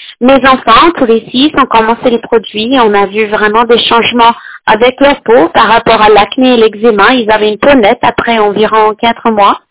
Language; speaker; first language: French; non-native, fluent; English